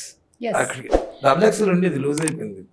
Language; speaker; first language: Telugu; native; Telugu